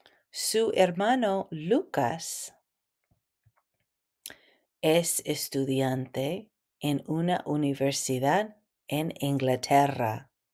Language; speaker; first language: Spanish; non-native, fluent; English